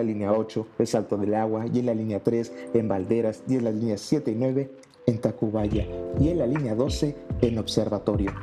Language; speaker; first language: Spanish; native; Spanish